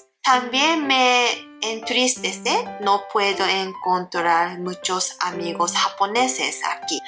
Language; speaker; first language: Spanish; non-native, learner; Japanese